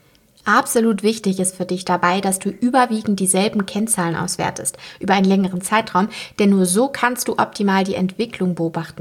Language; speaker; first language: German; native; German